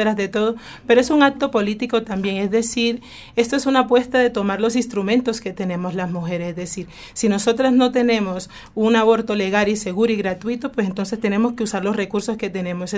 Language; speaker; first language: Spanish; native; Spanish